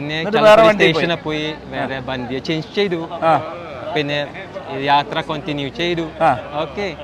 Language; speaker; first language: Malayalam; non-native, learner; Chinese